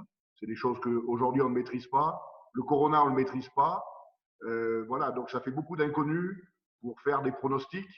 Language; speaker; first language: French; native; French